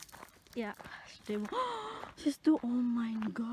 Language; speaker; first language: German; non-native, learner; Indonesian